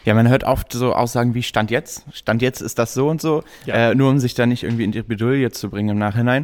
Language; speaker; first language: German; native; German